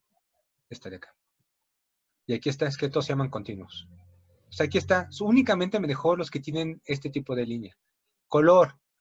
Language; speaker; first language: Spanish; native; Spanish